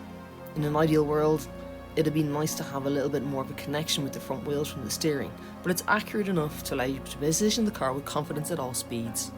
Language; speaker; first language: English; native; English